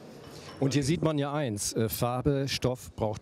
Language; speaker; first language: German; native; German